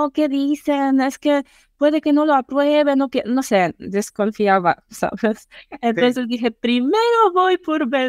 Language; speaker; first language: Spanish; non-native, fluent; Polish